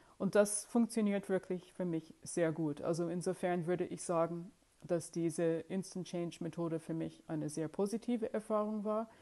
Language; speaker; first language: German; non-native, fluent; English